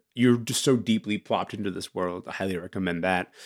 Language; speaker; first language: English; early bilingual, other home language; Arabic